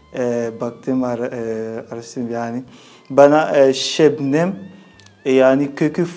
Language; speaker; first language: Turkish; non-native, fluent; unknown